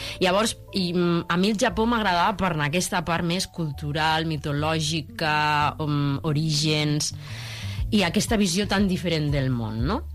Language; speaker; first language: Catalan; native; Catalan